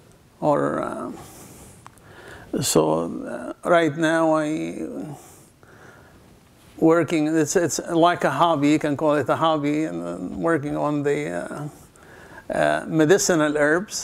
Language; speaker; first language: English; non-native, fluent; Arabic